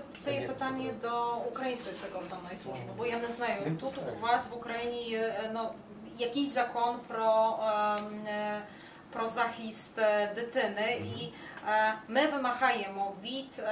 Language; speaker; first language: Ukrainian; non-native, fluent; Polish